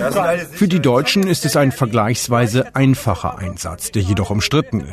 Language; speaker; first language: German; native; German